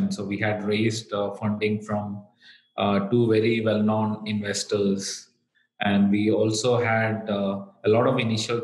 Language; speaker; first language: English; non-native, local second language; Malayalam